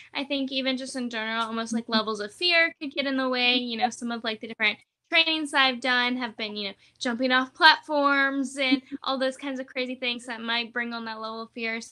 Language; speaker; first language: English; early bilingual, other home language; Spanish